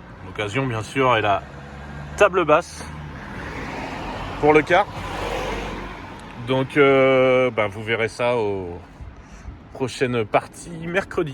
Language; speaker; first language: French; native; French